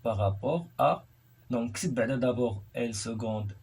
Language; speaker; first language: French; non-native, local second language; Arabic